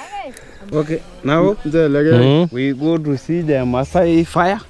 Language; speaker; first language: English; non-native, local second language; Masai